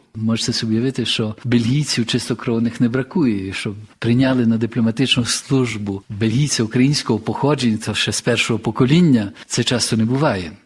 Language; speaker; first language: Ukrainian; early bilingual, heritage; Ukrainian